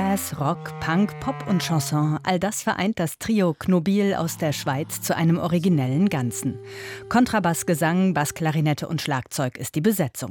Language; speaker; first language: German; native; German